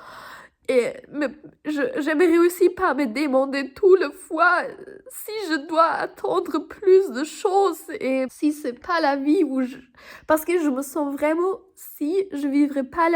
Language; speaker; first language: French; non-native, fluent; German